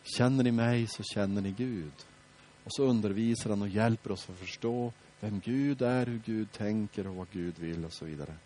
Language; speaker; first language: Swedish; native; Swedish